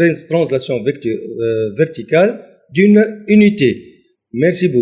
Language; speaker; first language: French; non-native, local second language; Arabic